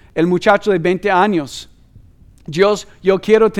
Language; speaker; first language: Spanish; non-native, fluent; English